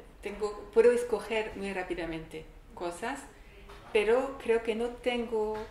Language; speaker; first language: Spanish; non-native, learner; French